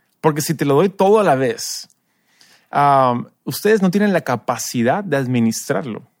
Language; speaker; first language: Spanish; early bilingual, other home language; English